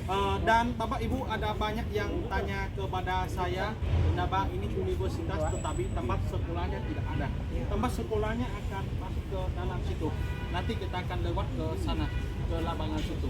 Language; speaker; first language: Indonesian; non-native, fluent; Vietnamese